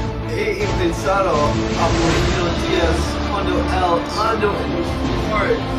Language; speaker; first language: Spanish; non-native, learner; English